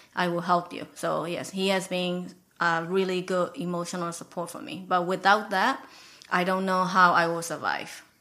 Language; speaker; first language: English; non-native, fluent; Burmese